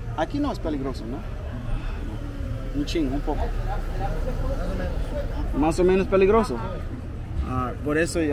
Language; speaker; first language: Spanish; non-native, learner; English